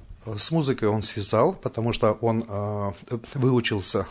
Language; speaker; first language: Russian; native; Russian